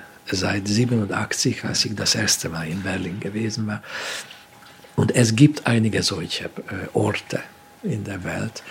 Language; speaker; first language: German; non-native, fluent; Hungarian